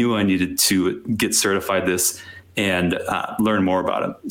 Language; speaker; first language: English; native; English